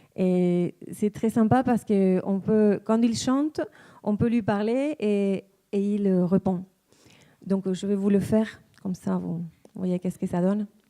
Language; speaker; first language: French; non-native, fluent; Spanish